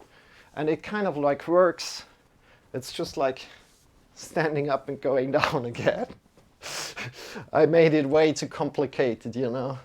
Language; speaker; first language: English; non-native, fluent; German